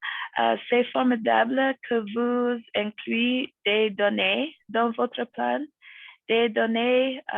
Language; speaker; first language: French; non-native, fluent; English